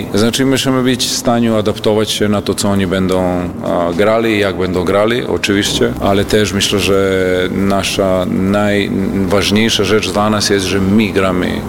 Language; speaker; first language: Polish; non-native, fluent; Serbian